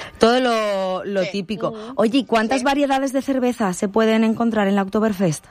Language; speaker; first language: Spanish; native; Spanish